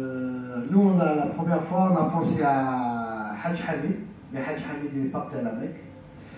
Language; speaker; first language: French; non-native, local second language; Arabic